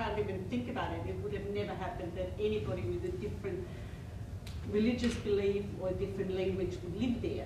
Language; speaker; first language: English; non-native, fluent; German